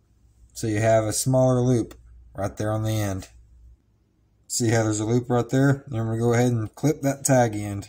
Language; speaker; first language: English; native; English